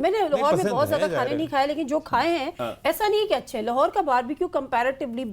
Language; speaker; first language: Urdu; native; Urdu